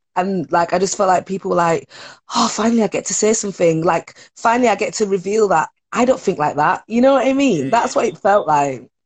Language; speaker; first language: English; native; English